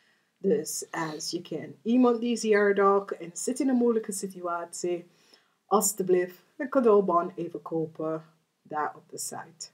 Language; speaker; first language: Dutch; non-native, learner; English